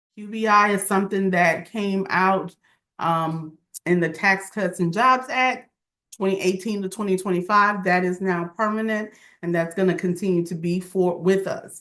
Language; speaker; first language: English; native; English